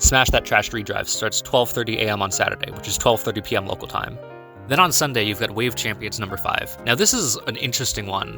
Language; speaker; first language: English; native; English